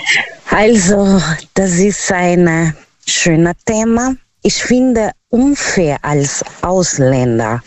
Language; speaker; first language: German; non-native, learner; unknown